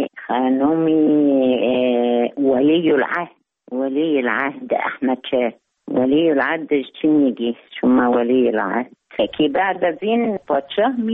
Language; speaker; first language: Persian; non-native, fluent; Arabic